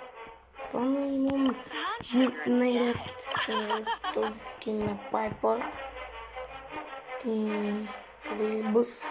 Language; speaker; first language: Bulgarian; native; Bulgarian